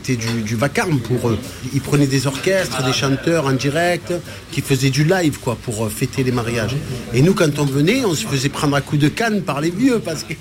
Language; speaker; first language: French; early bilingual, other home language; Arabic